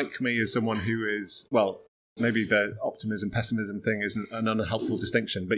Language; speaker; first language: English; native; English